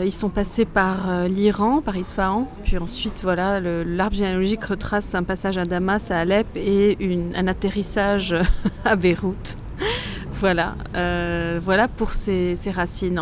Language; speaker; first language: French; non-native, local second language; Arabic